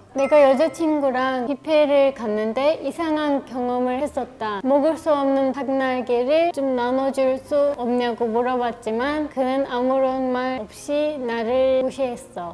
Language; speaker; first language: Korean; non-native, fluent; Turkish